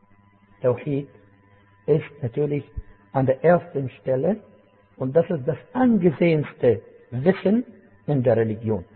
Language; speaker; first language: German; non-native, fluent; Arabic